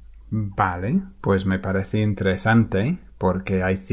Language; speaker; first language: Spanish; non-native, fluent; English